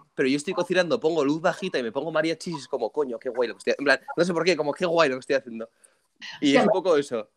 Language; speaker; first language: Spanish; native; Spanish